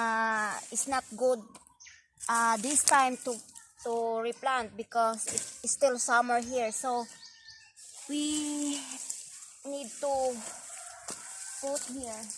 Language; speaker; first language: English; non-native, learner; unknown